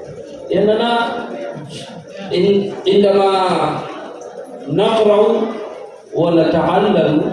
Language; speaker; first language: Arabic; non-native, fluent; Urdu